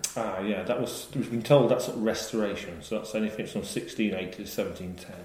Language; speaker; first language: English; native; English